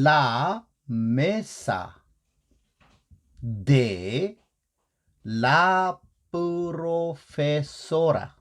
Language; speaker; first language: Spanish; non-native, fluent; Korean